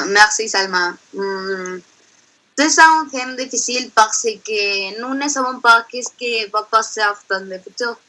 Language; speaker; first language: French; non-native, learner; Spanish